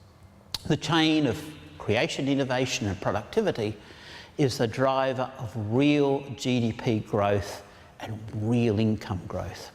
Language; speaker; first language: English; native; English